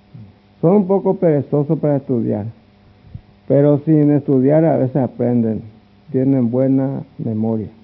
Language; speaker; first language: Spanish; non-native, local second language; Guarani